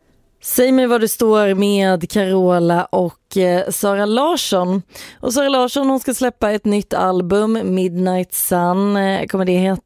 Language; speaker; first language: Swedish; native; Swedish